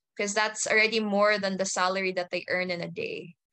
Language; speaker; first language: English; native; English